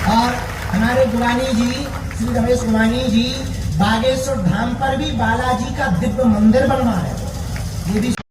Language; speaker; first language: Hindi; native; Hindi